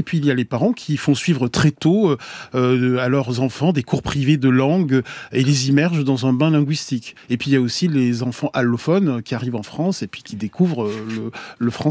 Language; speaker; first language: French; native; French